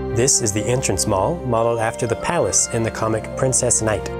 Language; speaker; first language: English; native; English